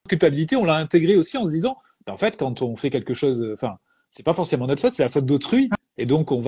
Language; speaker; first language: French; native; French